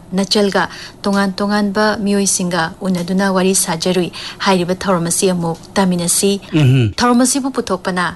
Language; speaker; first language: Manipuri; native; Manipuri